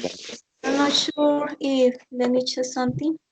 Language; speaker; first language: English; non-native, learner; Spanish